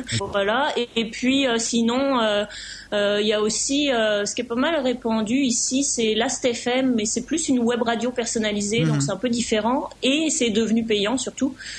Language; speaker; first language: French; native; French